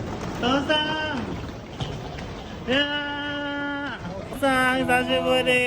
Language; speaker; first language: Japanese; non-native, learner; Filipino